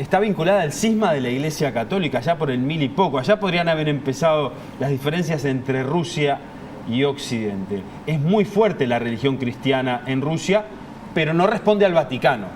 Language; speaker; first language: Spanish; native; Spanish